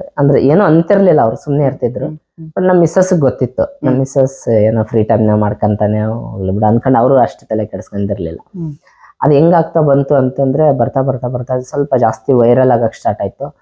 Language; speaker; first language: Kannada; native; Kannada